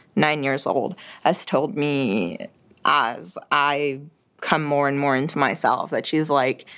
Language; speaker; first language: English; early bilingual, other home language; French